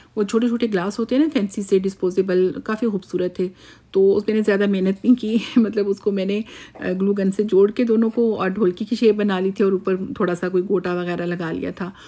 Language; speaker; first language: Urdu; native; Urdu